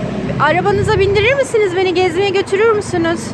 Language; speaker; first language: Turkish; native; Turkish